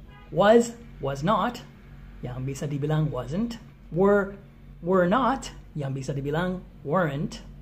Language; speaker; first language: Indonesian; non-native, fluent; English